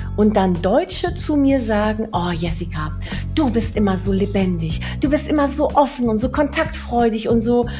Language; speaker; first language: German; early bilingual, other home language; Spanish